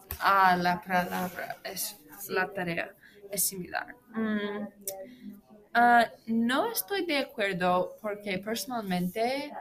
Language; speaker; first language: Spanish; non-native, learner; English